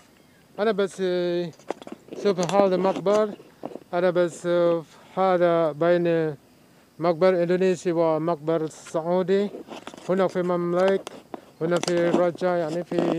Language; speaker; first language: Arabic; non-native, learner; Indonesian